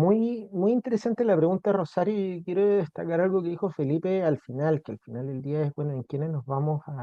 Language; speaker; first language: Spanish; native; Spanish